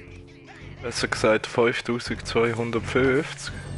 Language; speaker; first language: German; native; German